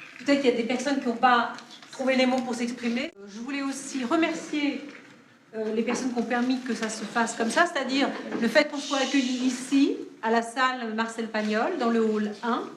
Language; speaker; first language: French; native; French